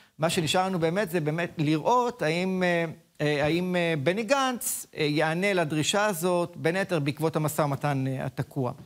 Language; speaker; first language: Hebrew; native; Hebrew